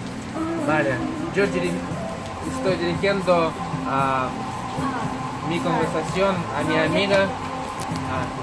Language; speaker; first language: Spanish; non-native, fluent; Russian